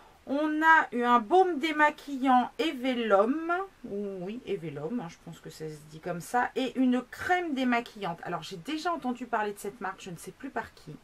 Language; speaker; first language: French; native; French